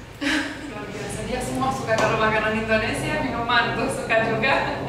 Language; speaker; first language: Indonesian; non-native, fluent; Romanian